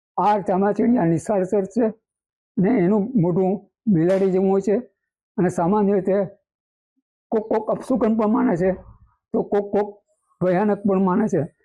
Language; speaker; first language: Gujarati; native; Gujarati